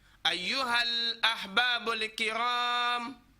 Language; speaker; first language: Arabic; non-native, fluent; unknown